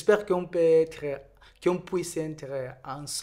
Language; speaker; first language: French; non-native, fluent; Portuguese